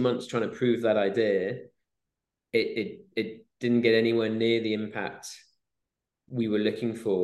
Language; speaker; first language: English; native; English